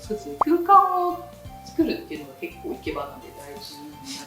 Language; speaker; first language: Japanese; native; Japanese